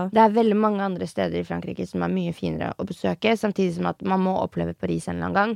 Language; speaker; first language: Norwegian; early bilingual, other home language; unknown